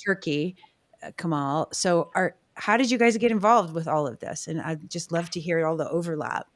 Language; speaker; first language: English; native; English